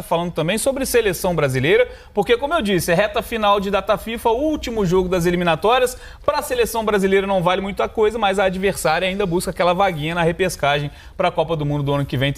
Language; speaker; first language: Portuguese; native; Portuguese